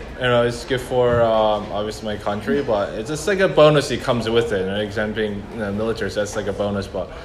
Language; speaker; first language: English; early bilingual, other home language; Korean